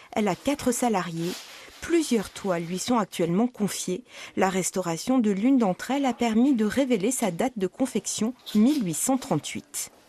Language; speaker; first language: French; native; French